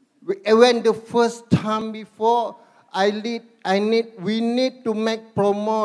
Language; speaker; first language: English; non-native, learner; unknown